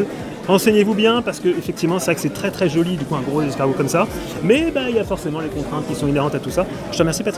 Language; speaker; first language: French; native; French